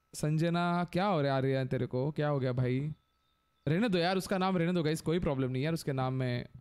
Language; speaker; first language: Hindi; non-native, local second language; Marathi